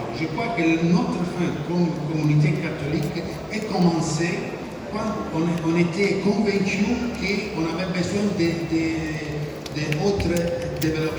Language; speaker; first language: French; non-native, fluent; Italian